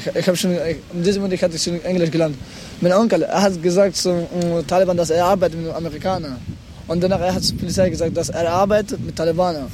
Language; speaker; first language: German; non-native, learner; Pashto